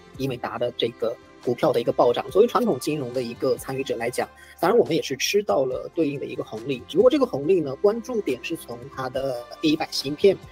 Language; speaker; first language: Chinese; native; Chinese